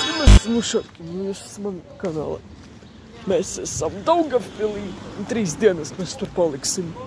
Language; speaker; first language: Latvian; non-native, local second language; Russian